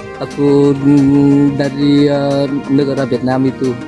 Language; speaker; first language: Indonesian; non-native, learner; Vietnamese